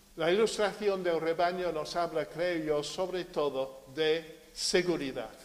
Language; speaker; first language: Spanish; non-native, fluent; English